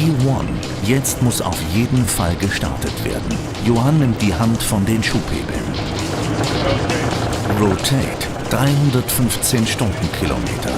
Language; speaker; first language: German; native; German